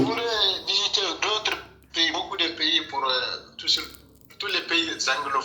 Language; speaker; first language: French; non-native, local second language; Bambara